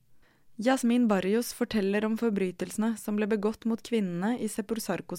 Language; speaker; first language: Norwegian; native; Norwegian